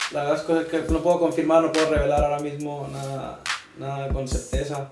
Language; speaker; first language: Spanish; early bilingual, other home language; English